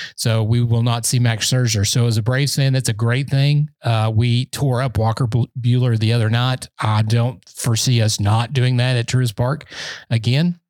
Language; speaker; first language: English; native; English